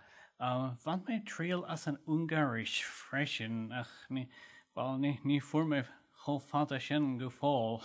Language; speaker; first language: Irish; non-native, learner; German